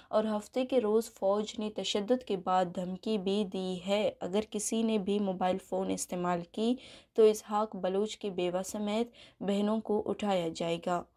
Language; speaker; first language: Urdu; non-native, local second language; Baluchi